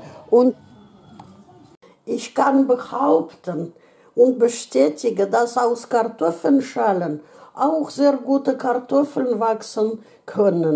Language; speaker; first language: German; non-native, fluent; Russian